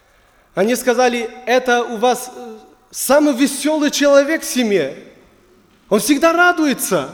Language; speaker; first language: Russian; non-native, learner; German